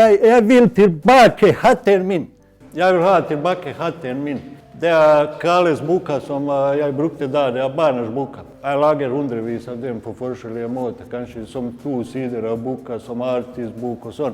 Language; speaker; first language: Norwegian; non-native, fluent; Bosnian